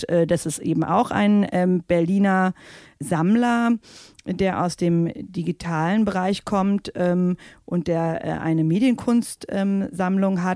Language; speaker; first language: German; native; German